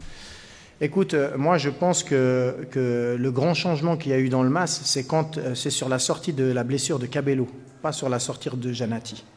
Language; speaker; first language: French; native; French